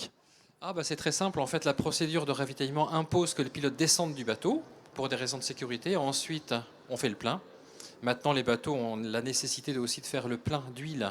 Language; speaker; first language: French; native; French